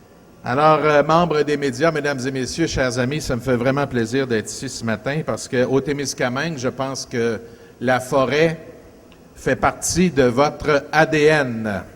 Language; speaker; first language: French; native; French